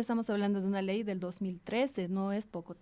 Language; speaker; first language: Spanish; native; Spanish